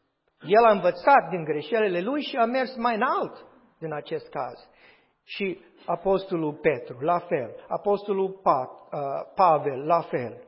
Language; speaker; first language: Romanian; non-native, fluent; English